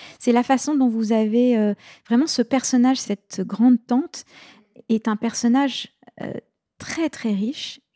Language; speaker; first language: French; native; French